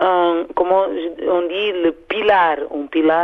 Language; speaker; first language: French; non-native, fluent; Portuguese